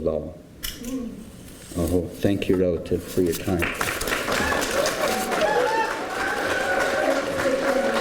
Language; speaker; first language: English; native; English